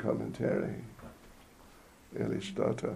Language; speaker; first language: Russian; non-native, learner; English